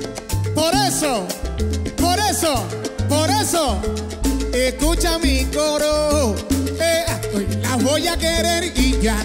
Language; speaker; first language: Spanish; native; Spanish